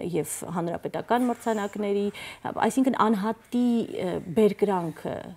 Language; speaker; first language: Armenian; native; Armenian